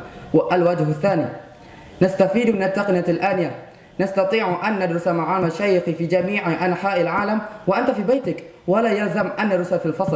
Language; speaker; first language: Arabic; non-native, learner; Indonesian